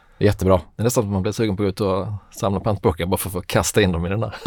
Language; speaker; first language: Swedish; native; Swedish